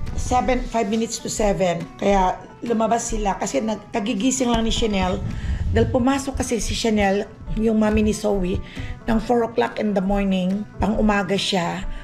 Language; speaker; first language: Filipino; non-native, local second language; Aklanon